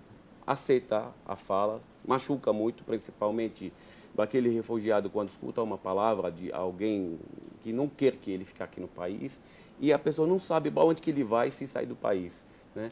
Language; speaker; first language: Portuguese; non-native, fluent; Arabic